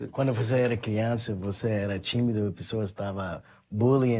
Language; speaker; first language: Portuguese; non-native, learner; English